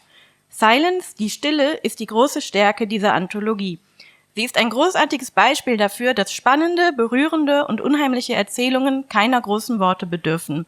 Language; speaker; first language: German; native; German